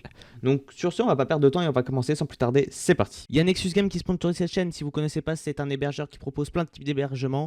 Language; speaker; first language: French; native; French